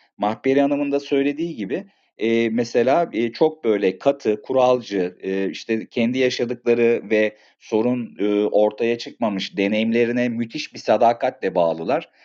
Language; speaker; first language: Turkish; native; Turkish